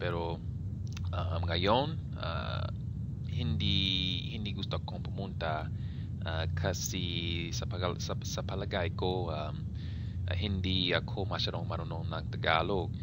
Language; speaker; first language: Filipino; non-native, learner; English